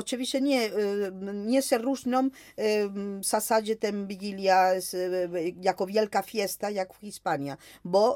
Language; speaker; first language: Polish; non-native, fluent; Spanish